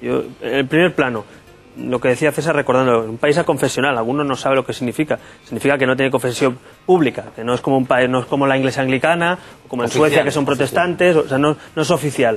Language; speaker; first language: Spanish; native; Spanish